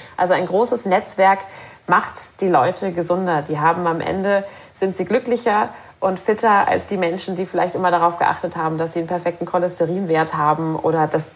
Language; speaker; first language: German; native; German